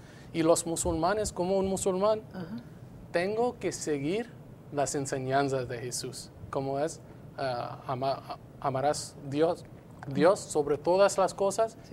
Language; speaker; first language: Spanish; non-native, fluent; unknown